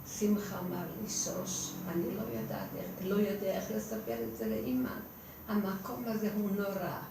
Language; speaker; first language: Hebrew; non-native, fluent; Hungarian